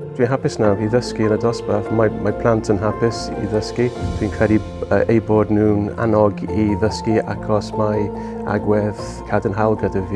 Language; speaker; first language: Welsh; non-native, learner; English